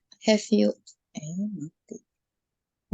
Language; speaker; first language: English; non-native, learner; Indonesian